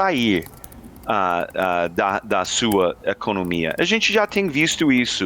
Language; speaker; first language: Portuguese; non-native, fluent; English